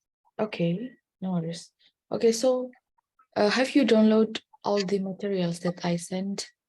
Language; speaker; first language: English; non-native, fluent; Indonesian